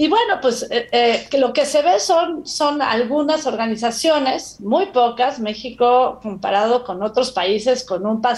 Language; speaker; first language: Spanish; native; Spanish